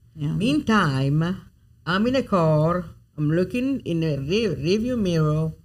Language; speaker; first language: English; non-native, fluent; Italian